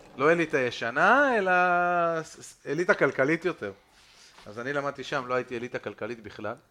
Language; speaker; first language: Hebrew; native; Hebrew